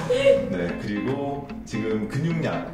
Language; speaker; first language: Korean; native; Korean